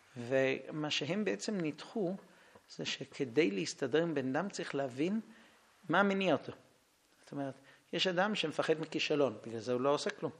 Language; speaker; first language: Hebrew; non-native, fluent; English